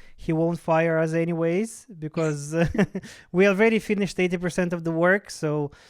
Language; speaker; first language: English; non-native, fluent; Russian